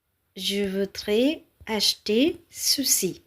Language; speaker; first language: French; non-native, fluent; Tamil